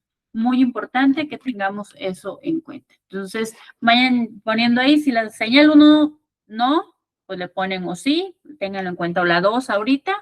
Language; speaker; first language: Spanish; native; Spanish